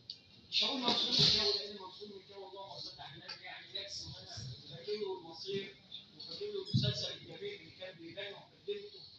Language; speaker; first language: Arabic; native; Arabic